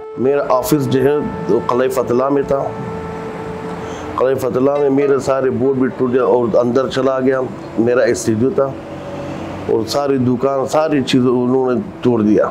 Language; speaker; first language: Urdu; non-native, fluent; Persian